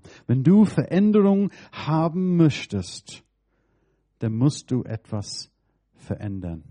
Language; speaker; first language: German; non-native, fluent; English